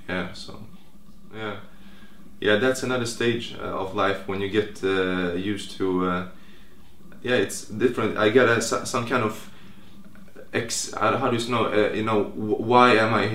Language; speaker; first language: English; non-native, fluent; Croatian